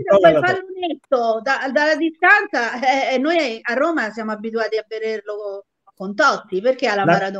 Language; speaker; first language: Italian; native; Italian